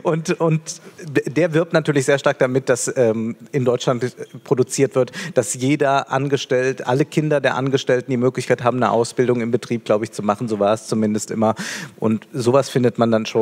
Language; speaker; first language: German; native; German